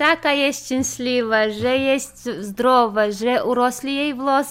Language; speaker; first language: Polish; non-native, learner; Chechen